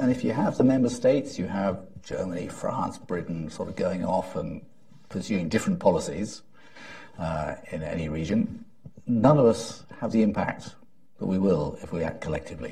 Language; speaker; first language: English; native; English